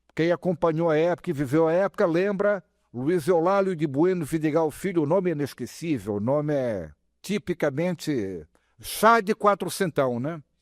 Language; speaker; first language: Portuguese; native; Portuguese